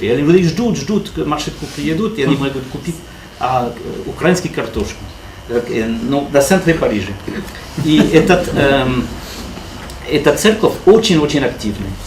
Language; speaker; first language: Russian; non-native, learner; French